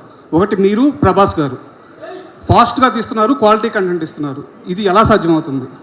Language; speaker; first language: Telugu; native; Telugu